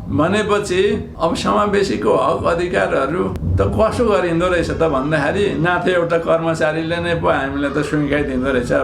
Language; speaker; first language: Nepali; non-native, local second language; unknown